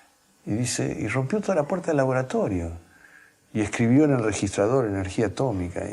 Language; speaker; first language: Spanish; native; Spanish